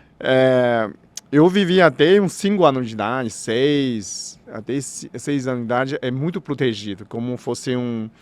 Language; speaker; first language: Portuguese; non-native, fluent; Chinese